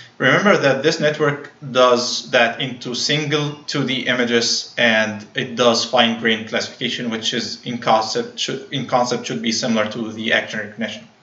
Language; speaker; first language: English; non-native, fluent; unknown